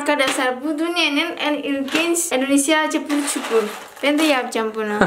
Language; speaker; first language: Turkish; non-native, learner; Indonesian